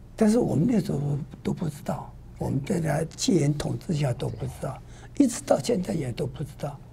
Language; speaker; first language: Chinese; non-native, local second language; Min Nan Chinese